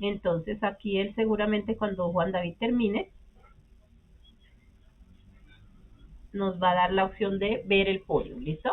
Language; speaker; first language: Spanish; native; Spanish